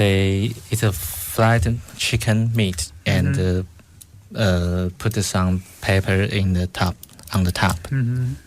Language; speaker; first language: English; non-native, fluent; Chinese